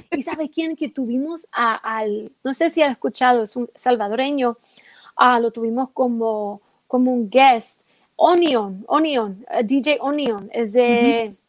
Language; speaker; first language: Spanish; early bilingual, heritage; Spanish